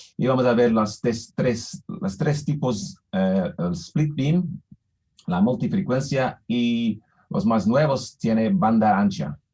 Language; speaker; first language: Spanish; non-native, fluent; English